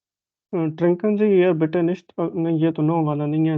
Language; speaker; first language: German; non-native, learner; Urdu